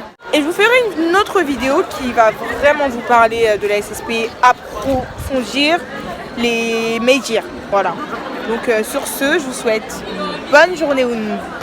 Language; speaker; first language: French; native; French